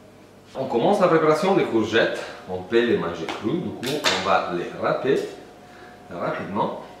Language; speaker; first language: French; non-native, fluent; Italian